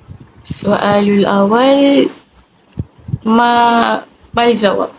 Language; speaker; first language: Arabic; non-native, learner; Malay